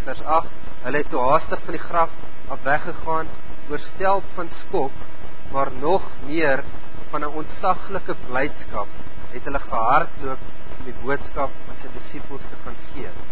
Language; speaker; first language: Afrikaans; native; Afrikaans